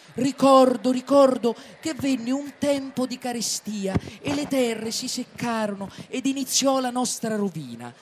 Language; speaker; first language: Italian; native; Italian